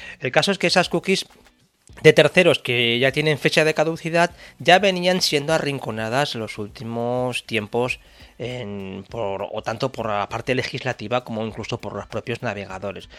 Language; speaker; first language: Spanish; native; Spanish